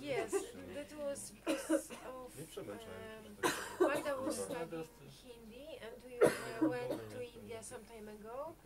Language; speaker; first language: English; non-native, fluent; Polish